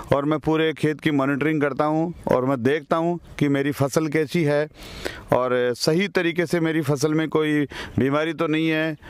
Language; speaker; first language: Hindi; native; Hindi